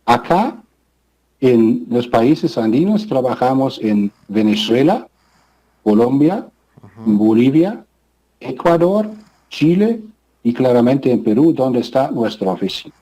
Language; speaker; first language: Spanish; non-native, fluent; German